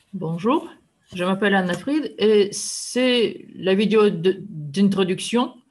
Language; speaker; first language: French; non-native, fluent; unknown